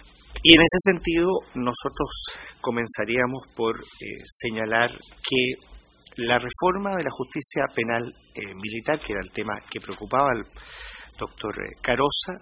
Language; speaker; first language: Spanish; native; Spanish